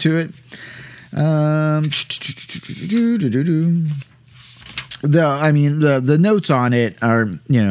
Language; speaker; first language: English; native; English